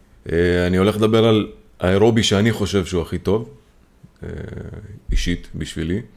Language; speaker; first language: Hebrew; native; Hebrew